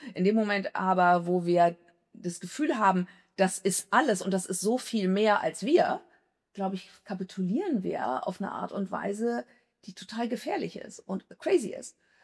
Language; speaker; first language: German; native; German